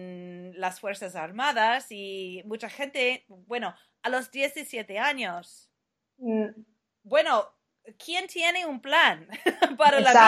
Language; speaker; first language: Spanish; non-native, fluent; English